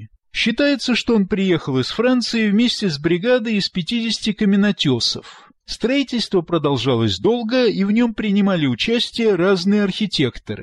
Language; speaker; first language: Russian; native; Russian